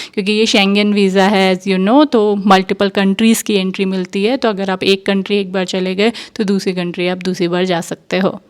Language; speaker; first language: Hindi; native; Hindi